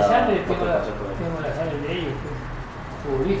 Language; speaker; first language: Italian; non-native, learner; Spanish